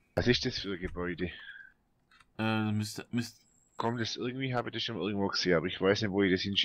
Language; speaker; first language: German; native; German